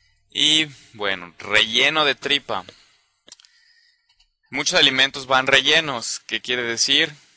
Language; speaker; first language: Spanish; native; Spanish